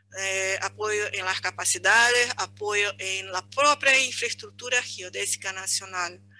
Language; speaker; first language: Spanish; non-native, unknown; Portuguese